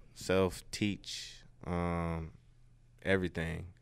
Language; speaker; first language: English; native; English